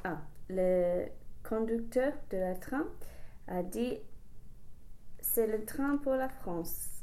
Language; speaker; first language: French; non-native, learner; English